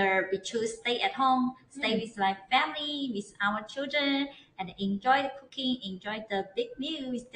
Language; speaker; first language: English; non-native, learner; Chinese